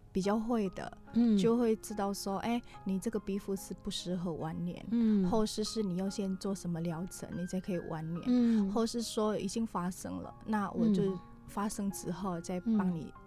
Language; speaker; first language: Chinese; non-native, fluent; Indonesian